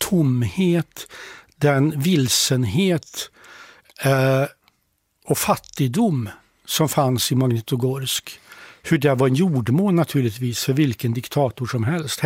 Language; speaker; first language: Swedish; native; Swedish